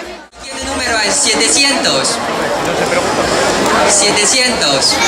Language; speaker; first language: Spanish; non-native, fluent; Chinese